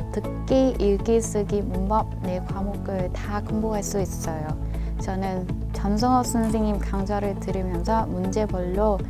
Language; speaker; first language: Korean; non-native, fluent; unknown